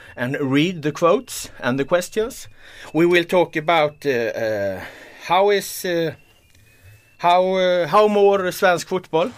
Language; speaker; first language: English; non-native, learner; Swedish